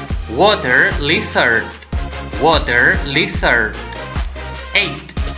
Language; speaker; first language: English; non-native, fluent; Spanish